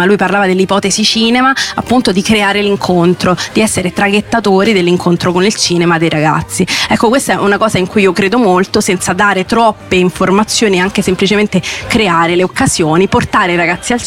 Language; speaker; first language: Italian; native; Italian